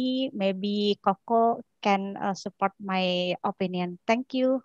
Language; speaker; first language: English; non-native, learner; Indonesian